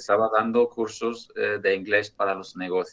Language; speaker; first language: Spanish; non-native, fluent; English